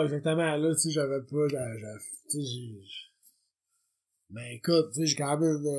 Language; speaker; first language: French; native; French